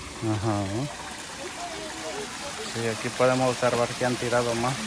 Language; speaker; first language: Spanish; native; Spanish